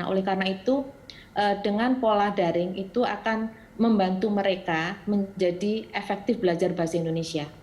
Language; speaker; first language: Indonesian; native; Indonesian